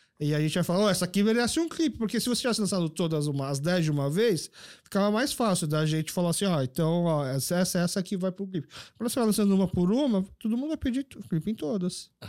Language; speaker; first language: Portuguese; early bilingual, other home language; Korean